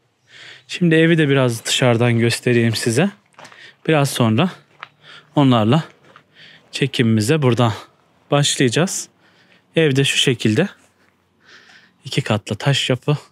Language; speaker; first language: Turkish; native; Turkish